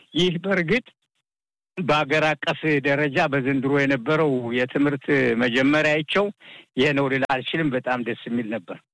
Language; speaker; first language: Amharic; native; Amharic